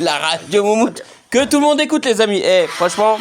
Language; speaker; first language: French; native; French